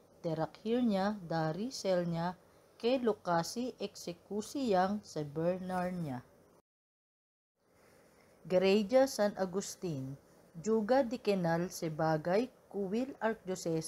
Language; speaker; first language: Indonesian; non-native, learner; Filipino